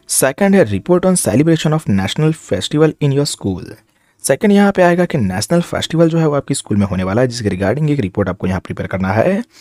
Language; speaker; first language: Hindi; non-native, local second language; Gujarati